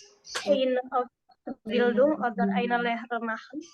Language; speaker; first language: German; non-native, learner; Indonesian